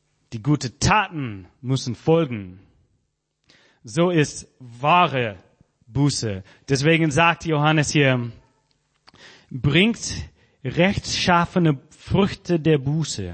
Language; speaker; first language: German; non-native, fluent; English